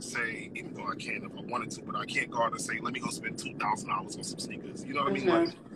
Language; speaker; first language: English; native; English